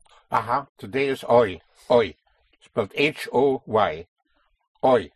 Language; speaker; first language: Spanish; non-native, fluent; English